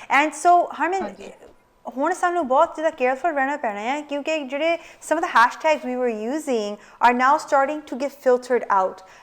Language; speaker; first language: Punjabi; early bilingual, heritage; Punjabi